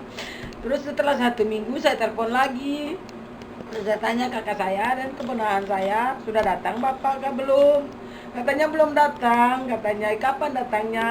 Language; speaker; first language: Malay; non-native, local second language; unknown